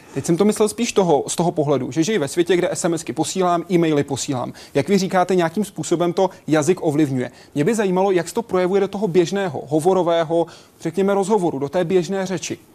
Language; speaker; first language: Czech; native; Czech